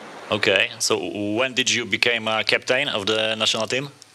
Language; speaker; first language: English; non-native, fluent; Polish